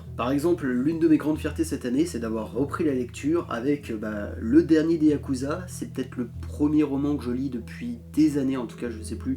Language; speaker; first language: French; native; French